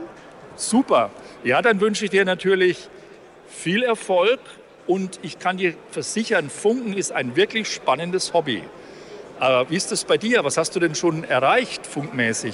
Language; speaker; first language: German; native; German